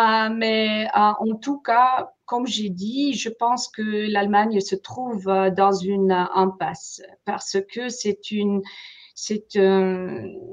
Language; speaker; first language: French; non-native, fluent; German